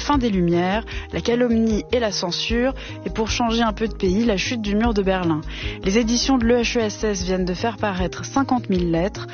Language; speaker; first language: French; native; French